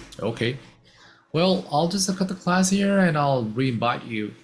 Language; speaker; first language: English; non-native, fluent; Korean